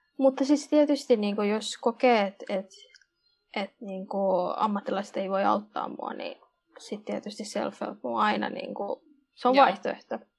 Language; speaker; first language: Finnish; early bilingual, other home language; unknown